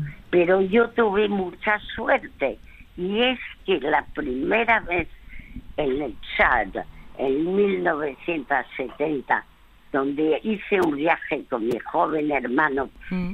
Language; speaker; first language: Spanish; early bilingual, other home language; French